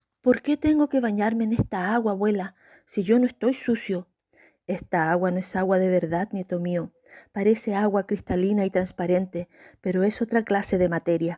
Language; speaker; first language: Spanish; native; Spanish